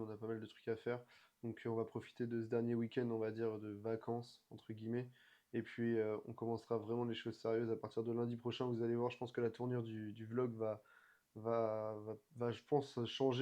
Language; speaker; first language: French; native; French